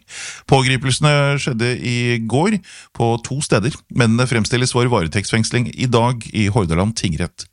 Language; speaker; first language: Norwegian; native; Norwegian